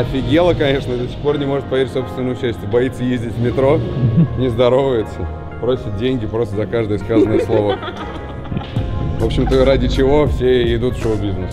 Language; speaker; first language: Russian; native; Russian